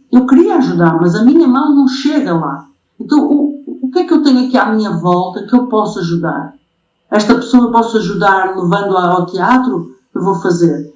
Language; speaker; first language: Portuguese; native; Portuguese